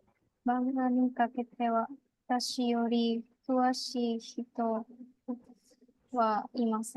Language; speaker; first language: Japanese; non-native, learner; Bangla